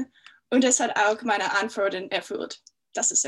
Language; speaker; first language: German; non-native, fluent; English